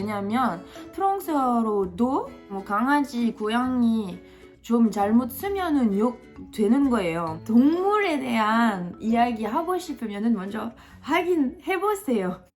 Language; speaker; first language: Korean; non-native, fluent; French